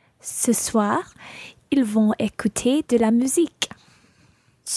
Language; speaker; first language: French; non-native, learner; English